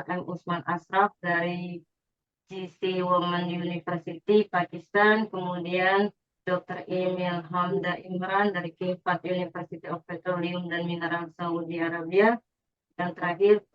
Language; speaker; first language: Indonesian; native; Indonesian